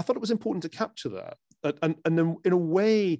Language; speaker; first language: English; native; English